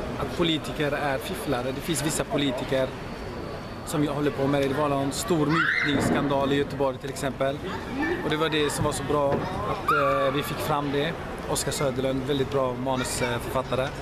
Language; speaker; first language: Swedish; early bilingual, other home language; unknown